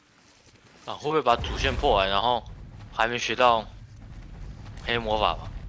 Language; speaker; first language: Chinese; native; Chinese